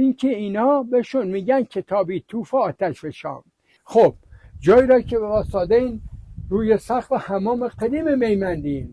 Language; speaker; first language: Persian; native; Persian